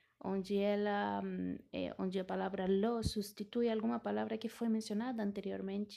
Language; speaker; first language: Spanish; non-native, fluent; Portuguese